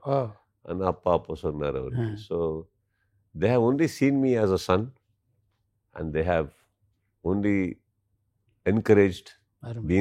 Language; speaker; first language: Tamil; non-native, local second language; Kannada